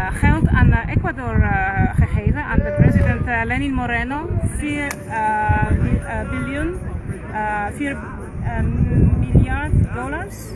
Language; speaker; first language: Dutch; non-native, fluent; Polish